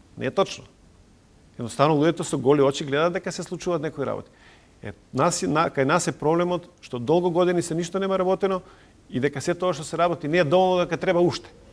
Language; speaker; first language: Macedonian; non-native, local second language; Serbian